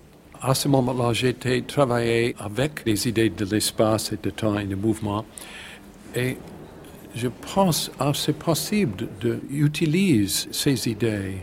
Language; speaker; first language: French; non-native, learner; English